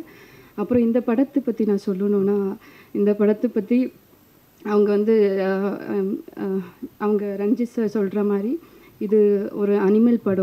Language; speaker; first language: Tamil; non-native, fluent; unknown